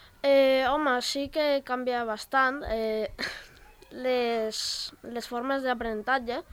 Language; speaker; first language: Catalan; non-native, local second language; Spanish